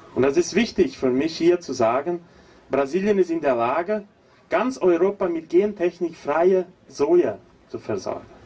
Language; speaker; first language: German; non-native, fluent; Portuguese